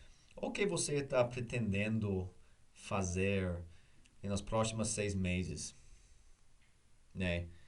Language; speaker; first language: Portuguese; non-native, learner; English